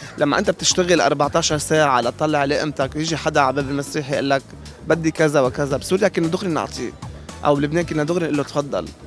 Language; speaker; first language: Arabic; native; Arabic